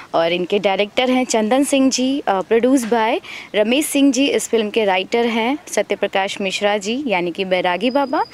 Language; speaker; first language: Hindi; native; Hindi